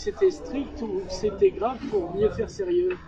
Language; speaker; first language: French; native; French